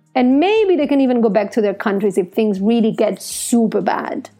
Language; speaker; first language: English; non-native, fluent; Italian